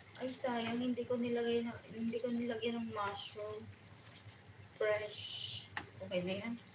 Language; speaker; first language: Filipino; non-native, local second language; Bikol